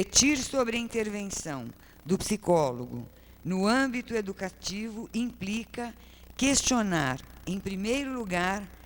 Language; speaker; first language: Portuguese; native; Portuguese